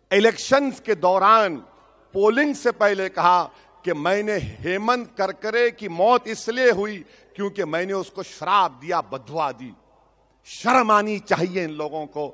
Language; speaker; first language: Hindi; non-native, local second language; Urdu